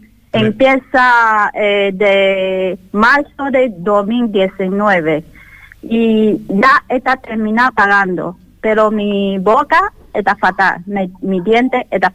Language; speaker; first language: Spanish; non-native, learner; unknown